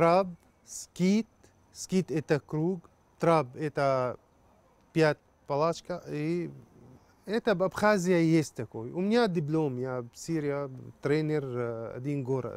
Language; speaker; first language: Russian; non-native, learner; Arabic